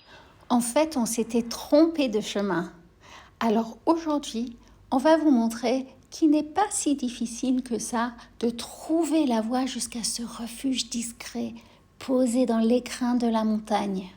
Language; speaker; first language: French; native; French